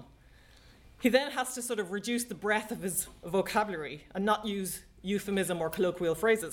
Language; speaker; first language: English; native; English